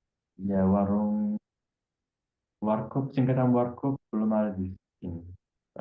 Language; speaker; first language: Indonesian; non-native, fluent; English